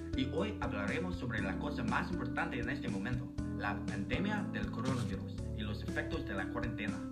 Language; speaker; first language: Spanish; non-native, learner; English